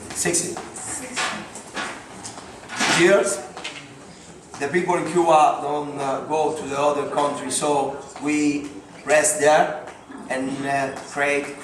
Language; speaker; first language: English; non-native, learner; Spanish